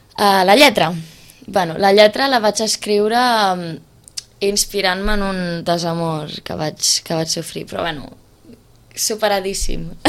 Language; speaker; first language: Catalan; non-native, fluent; Romanian